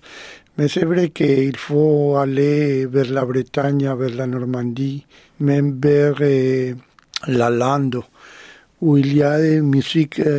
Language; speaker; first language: French; non-native, fluent; Spanish